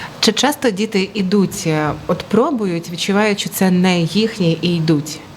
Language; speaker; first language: Ukrainian; native; Ukrainian